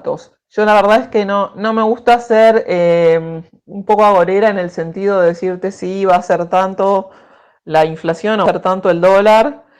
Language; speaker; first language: Spanish; native; Spanish